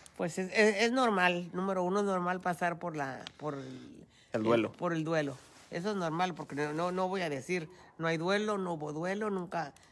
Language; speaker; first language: Spanish; native; Spanish